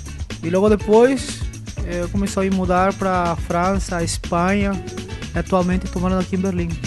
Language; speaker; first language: Portuguese; early bilingual, other home language; Spanish